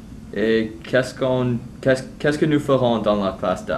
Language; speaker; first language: French; non-native, fluent; English